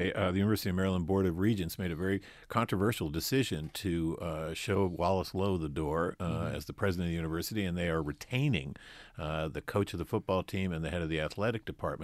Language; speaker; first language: English; native; English